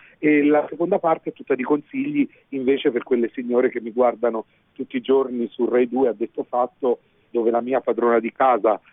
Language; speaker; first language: Italian; native; Italian